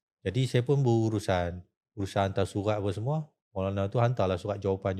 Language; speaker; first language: Malay; native; Malay